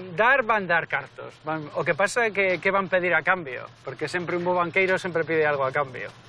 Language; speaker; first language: Galician; native; Galician